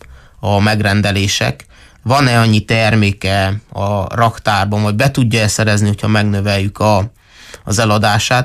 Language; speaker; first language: Hungarian; native; Hungarian